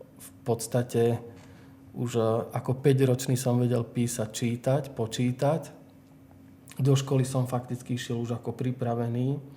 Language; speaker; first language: Slovak; non-native, local second language; Hungarian